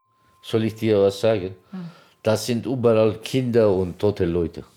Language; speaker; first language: German; non-native, learner; Turkish